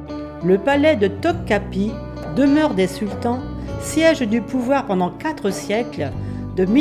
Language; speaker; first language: French; native; French